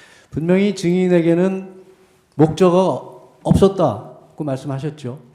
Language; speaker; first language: Korean; native; Korean